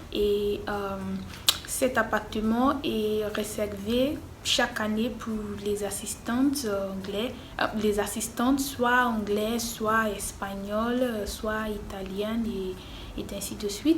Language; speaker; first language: French; non-native, learner; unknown